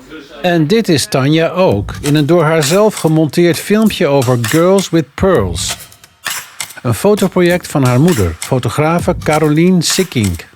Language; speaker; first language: Dutch; native; Dutch